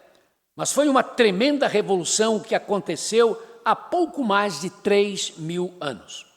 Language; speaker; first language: Portuguese; native; Portuguese